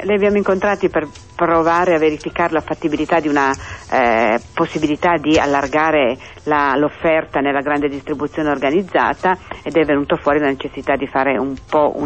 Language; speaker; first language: Italian; native; Italian